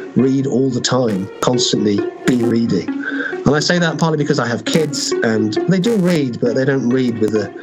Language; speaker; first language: English; native; English